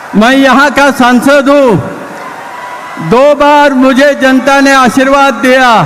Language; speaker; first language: Hindi; non-native, local second language; Marathi